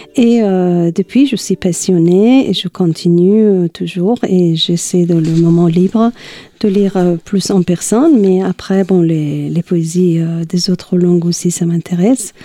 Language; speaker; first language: French; non-native, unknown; Persian